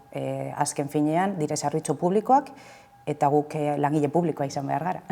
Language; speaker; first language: Basque; native; Basque